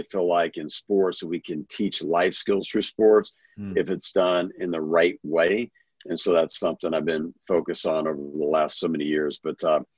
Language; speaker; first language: English; native; English